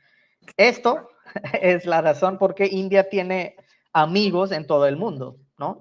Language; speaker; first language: Spanish; non-native, fluent; Tamil